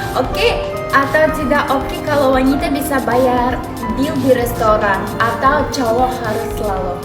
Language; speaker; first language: Indonesian; non-native, learner; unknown